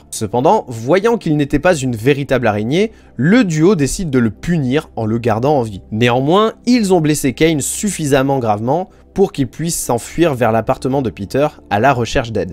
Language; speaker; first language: French; native; French